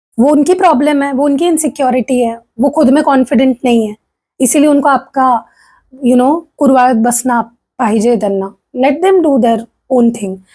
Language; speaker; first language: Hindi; non-native, local second language; Marathi